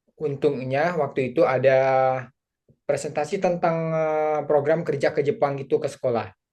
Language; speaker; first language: Indonesian; native; Indonesian